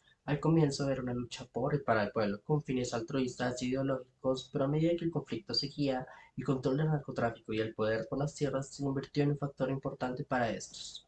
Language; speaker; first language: Spanish; native; Spanish